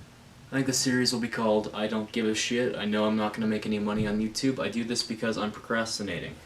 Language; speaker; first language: English; native; English